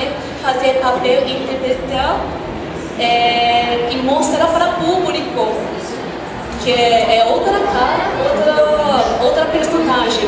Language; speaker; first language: Portuguese; non-native, fluent; Japanese